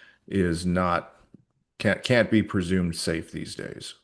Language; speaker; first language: English; native; English